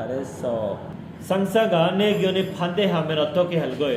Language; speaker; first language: Korean; non-native, learner; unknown